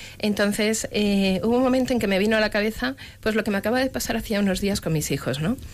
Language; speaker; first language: Spanish; native; Spanish